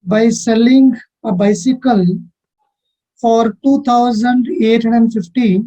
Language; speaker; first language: English; non-native, local second language; Kannada